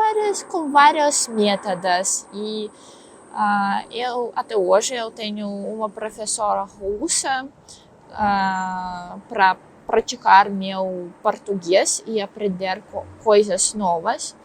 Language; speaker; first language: Portuguese; non-native, learner; Russian